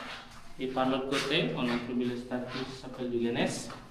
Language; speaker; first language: French; non-native, learner; Balinese